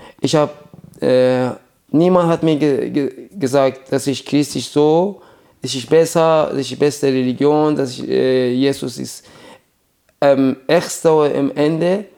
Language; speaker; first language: German; non-native, learner; Persian